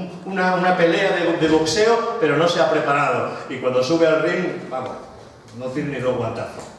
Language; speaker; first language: Spanish; native; Spanish